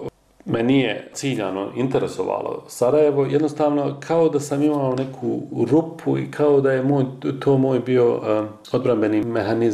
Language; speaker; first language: Croatian; native; Croatian